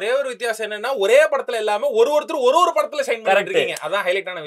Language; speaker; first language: Tamil; native; Tamil